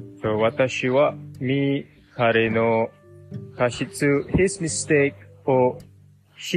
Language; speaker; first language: Japanese; non-native, learner; English